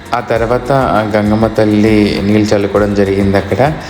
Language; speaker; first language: Telugu; native; Telugu